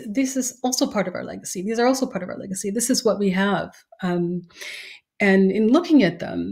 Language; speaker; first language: English; native; English